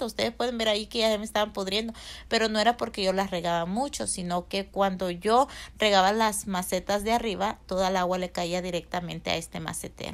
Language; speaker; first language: Spanish; native; Spanish